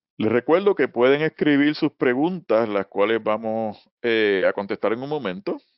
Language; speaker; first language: Spanish; native; Spanish